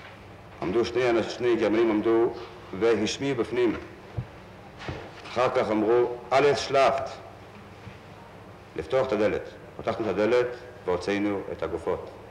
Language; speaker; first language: Hebrew; non-native, fluent; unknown